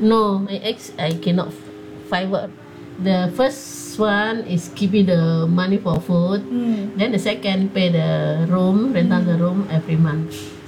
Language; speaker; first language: English; non-native, local second language; Indonesian